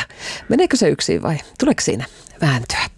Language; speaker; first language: Finnish; native; Finnish